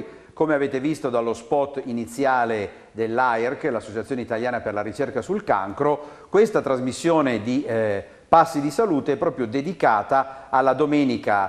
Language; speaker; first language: Italian; native; Italian